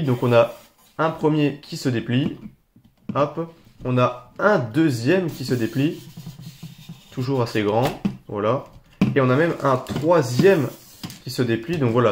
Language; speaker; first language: French; native; French